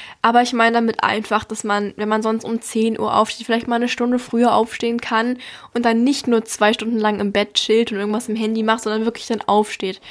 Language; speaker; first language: German; native; German